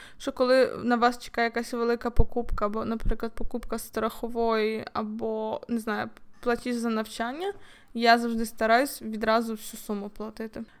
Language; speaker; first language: Ukrainian; native; Ukrainian